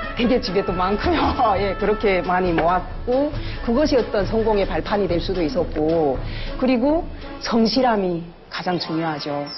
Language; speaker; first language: Korean; native; Korean